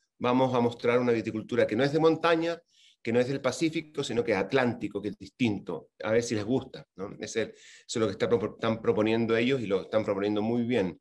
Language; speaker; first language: Spanish; native; Spanish